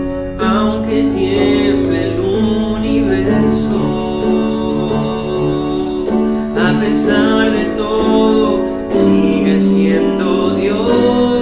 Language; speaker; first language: Spanish; native; Spanish